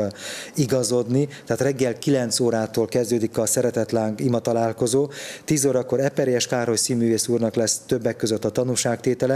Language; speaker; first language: Hungarian; native; Hungarian